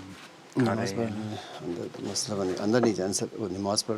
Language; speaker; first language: Hindi; non-native, local second language; Balti